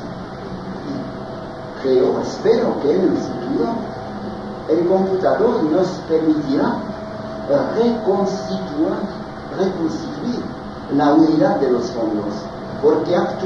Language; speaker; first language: Spanish; non-native, fluent; French